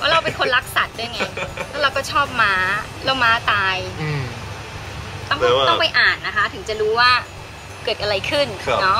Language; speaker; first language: Thai; native; Thai